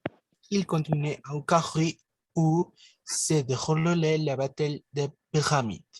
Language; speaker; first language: French; non-native, learner; Spanish